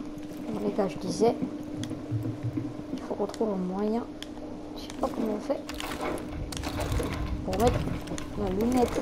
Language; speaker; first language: French; native; French